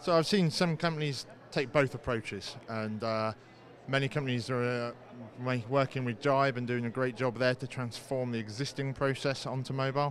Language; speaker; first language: English; native; English